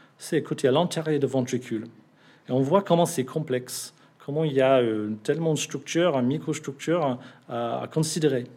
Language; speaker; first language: French; non-native, fluent; English